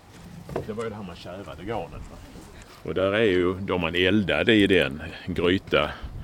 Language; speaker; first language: Swedish; native; Swedish